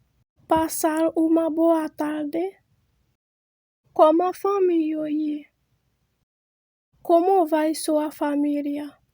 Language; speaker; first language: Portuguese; non-native, fluent; Haitian Creole